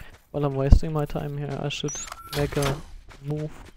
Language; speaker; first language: English; non-native, fluent; German